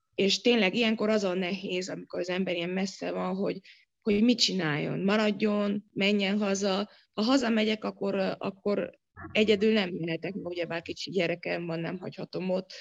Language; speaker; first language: Hungarian; native; Hungarian